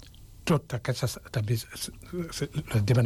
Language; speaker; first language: Catalan; non-native, fluent; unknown